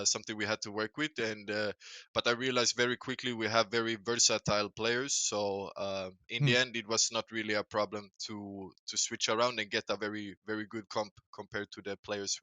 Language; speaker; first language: English; non-native, fluent; Swedish